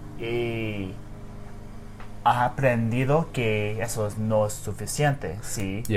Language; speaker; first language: Spanish; non-native, learner; English